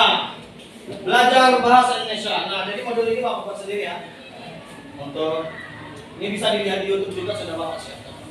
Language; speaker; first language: Indonesian; native; Indonesian